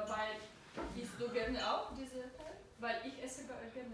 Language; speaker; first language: German; non-native, fluent; Russian